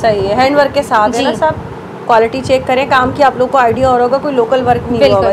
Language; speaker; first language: Urdu; native; Urdu